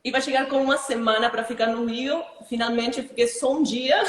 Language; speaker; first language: Portuguese; non-native, fluent; Spanish